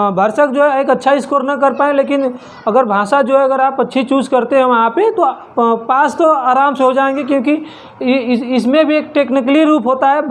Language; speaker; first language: Hindi; native; Hindi